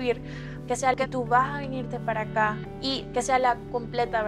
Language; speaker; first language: Spanish; native; Spanish